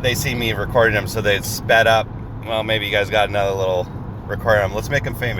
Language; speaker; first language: English; native; English